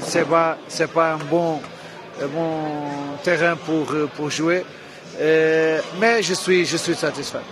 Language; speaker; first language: French; non-native, fluent; Portuguese